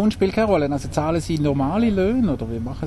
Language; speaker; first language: German; native; German